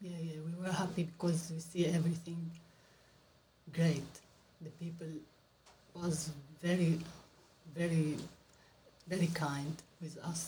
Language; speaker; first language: English; non-native, learner; Arabic